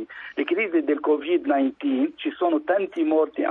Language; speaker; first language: Italian; non-native, fluent; Arabic